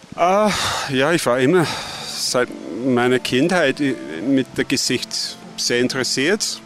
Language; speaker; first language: German; non-native, fluent; English